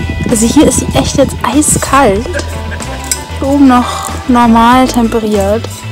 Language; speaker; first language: German; native; German